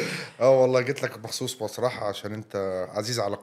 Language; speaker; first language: Arabic; native; Arabic